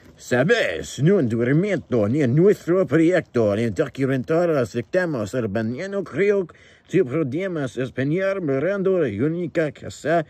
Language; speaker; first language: Spanish; non-native, learner; English